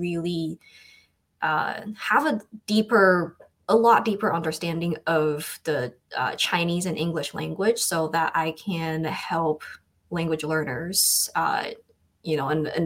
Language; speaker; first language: English; non-native, fluent; Chinese